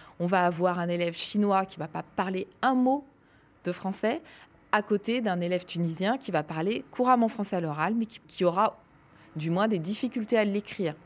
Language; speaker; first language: French; native; French